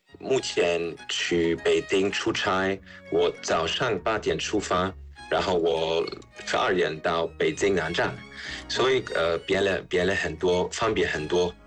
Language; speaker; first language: Chinese; non-native, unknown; German